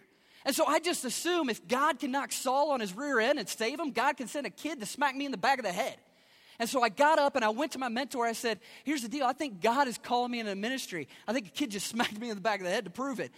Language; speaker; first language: English; native; English